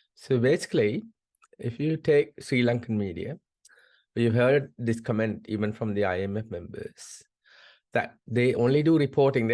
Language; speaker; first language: English; non-native, local second language; Sinhala